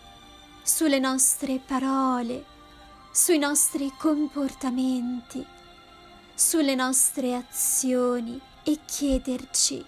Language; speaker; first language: Italian; native; Italian